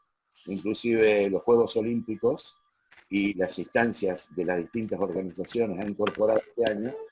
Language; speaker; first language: Spanish; native; Spanish